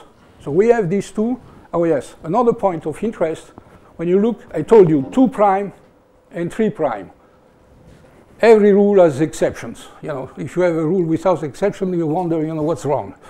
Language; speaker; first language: English; non-native, fluent; French